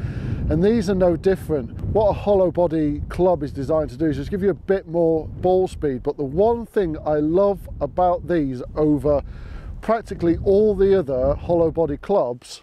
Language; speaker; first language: English; native; English